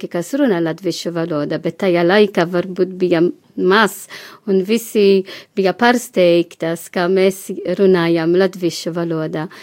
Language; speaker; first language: Latvian; non-native, fluent; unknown